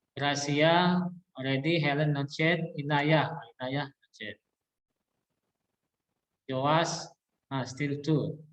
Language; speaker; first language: English; non-native, learner; Indonesian